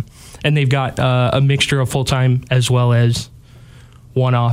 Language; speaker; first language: English; native; English